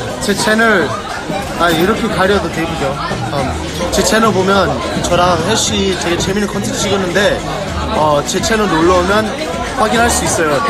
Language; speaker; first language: Korean; non-native, fluent; English